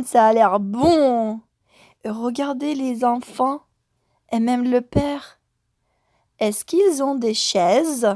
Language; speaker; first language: French; non-native, fluent; Spanish